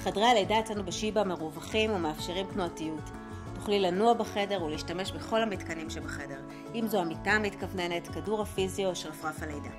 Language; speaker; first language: Hebrew; native; Hebrew